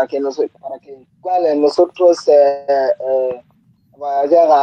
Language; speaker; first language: Spanish; non-native, learner; French